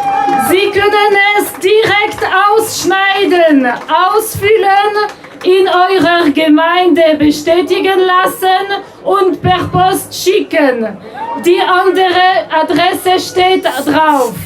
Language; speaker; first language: German; non-native, local second language; French